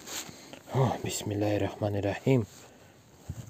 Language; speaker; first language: English; non-native, learner; Russian